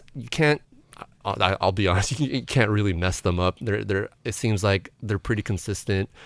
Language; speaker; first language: English; early bilingual, other home language; Filipino